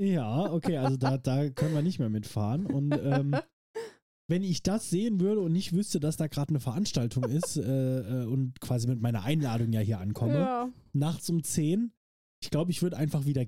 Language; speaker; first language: German; native; German